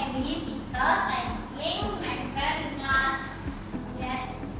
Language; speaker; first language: English; non-native, learner; Indonesian